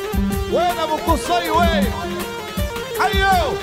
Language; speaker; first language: Arabic; native; Arabic